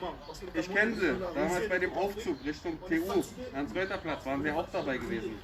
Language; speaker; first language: German; native; German